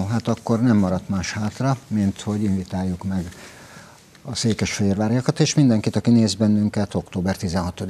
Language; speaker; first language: Hungarian; native; Hungarian